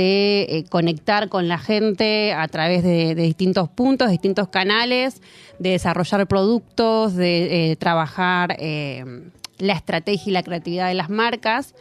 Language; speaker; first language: Spanish; native; Spanish